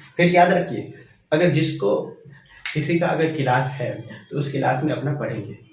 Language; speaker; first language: Hindi; native; Hindi